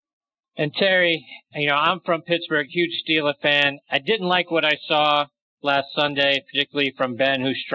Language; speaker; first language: English; native; English